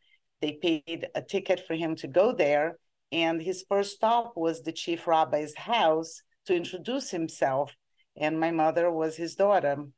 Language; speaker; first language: English; non-native, fluent; Portuguese